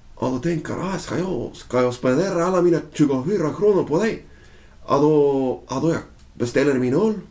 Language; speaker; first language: Swedish; non-native, fluent; Spanish